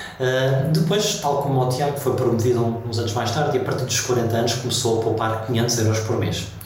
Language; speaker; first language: Portuguese; early bilingual, heritage; Portuguese